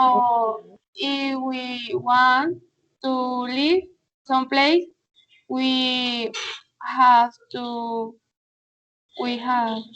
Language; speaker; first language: English; non-native, learner; Spanish